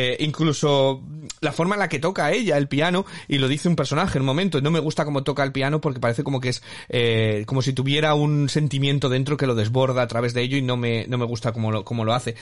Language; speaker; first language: Spanish; native; Spanish